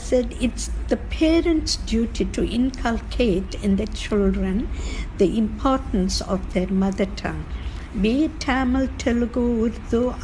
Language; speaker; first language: English; non-native, local second language; Tamil